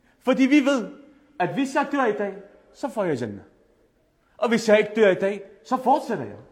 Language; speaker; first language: Danish; early bilingual, other home language; Arabic